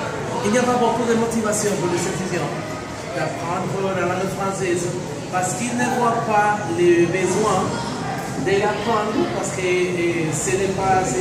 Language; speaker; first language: French; non-native, learner; Spanish